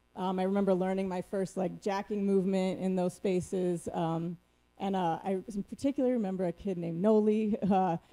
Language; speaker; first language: English; native; English